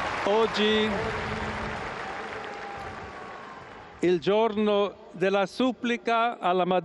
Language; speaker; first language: Italian; non-native, fluent; English